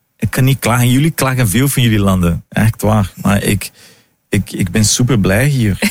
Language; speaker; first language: Dutch; non-native, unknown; Portuguese